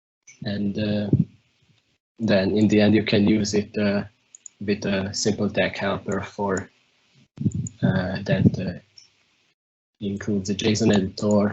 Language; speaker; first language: English; non-native, fluent; Hungarian